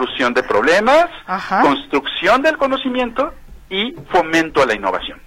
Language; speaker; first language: Spanish; native; Spanish